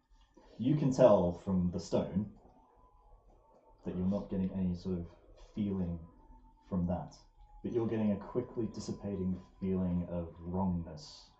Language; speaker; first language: English; native; English